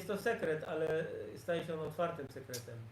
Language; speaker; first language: Polish; native; Polish